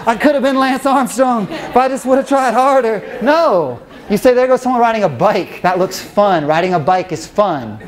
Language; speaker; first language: English; native; English